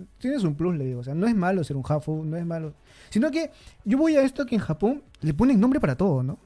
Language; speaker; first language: Spanish; native; Spanish